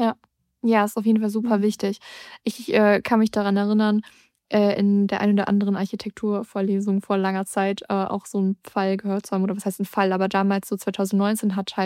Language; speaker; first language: German; native; German